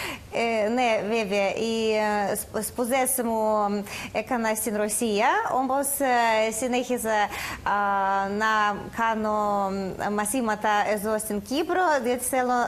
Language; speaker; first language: Greek; non-native, learner; Russian